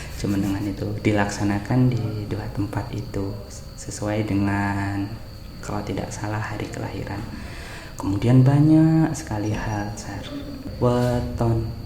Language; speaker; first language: Indonesian; native; Indonesian